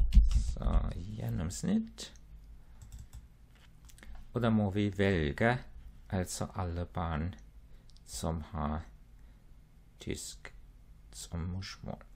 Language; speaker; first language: Norwegian; non-native, fluent; German